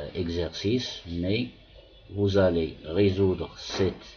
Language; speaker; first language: French; non-native, local second language; Arabic